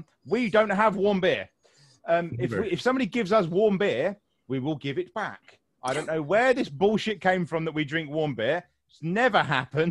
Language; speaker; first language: English; native; English